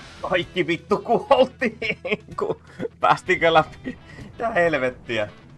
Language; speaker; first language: Finnish; native; Finnish